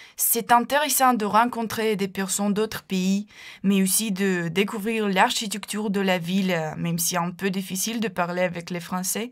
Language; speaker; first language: French; non-native, fluent; Ukrainian